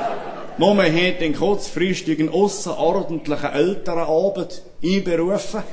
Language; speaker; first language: German; native; German